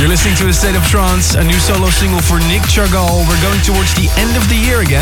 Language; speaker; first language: English; non-native, fluent; Dutch